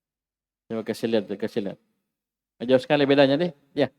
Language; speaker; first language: Indonesian; native; Indonesian